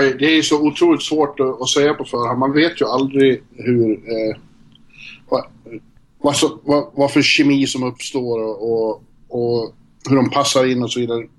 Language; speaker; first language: Swedish; native; Swedish